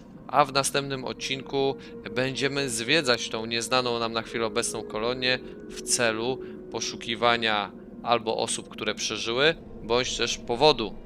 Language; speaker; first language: Polish; native; Polish